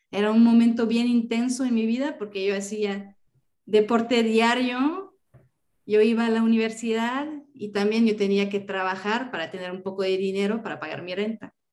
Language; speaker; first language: Spanish; non-native, fluent; French